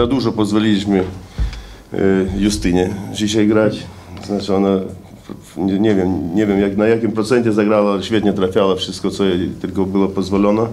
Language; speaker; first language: Polish; native; Polish